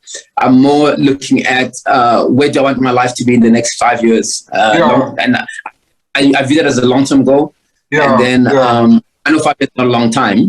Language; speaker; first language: English; non-native, local second language; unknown